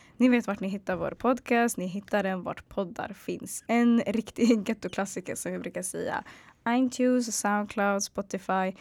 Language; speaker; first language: Swedish; early bilingual, other home language; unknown